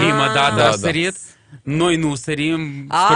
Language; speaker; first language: Romanian; non-native, local second language; Russian